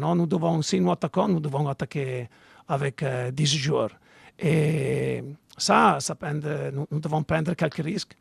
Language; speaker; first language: French; non-native, learner; Italian